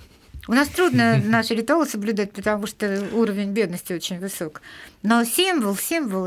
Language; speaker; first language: Russian; native; Russian